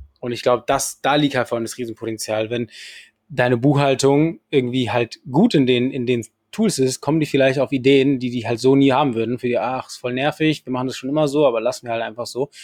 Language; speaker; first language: German; non-native, fluent; Spanish